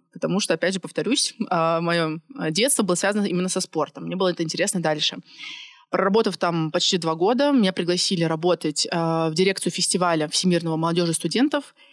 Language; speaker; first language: Russian; native; Russian